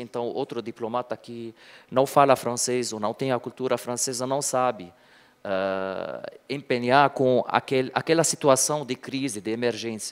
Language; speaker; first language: Portuguese; non-native, fluent; Arabic